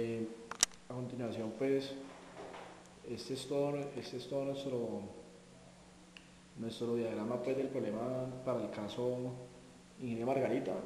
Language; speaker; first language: Spanish; native; Spanish